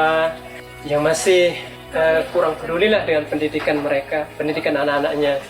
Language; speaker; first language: Indonesian; non-native, local second language; Sasak